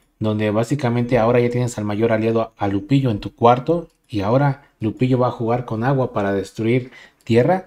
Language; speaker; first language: Spanish; native; Spanish